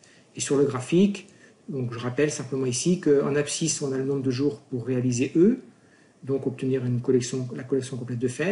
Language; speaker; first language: French; native; French